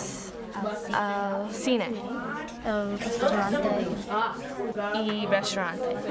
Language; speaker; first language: Spanish; non-native, learner; English